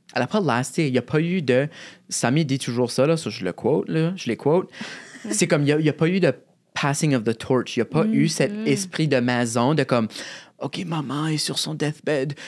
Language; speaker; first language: French; native; French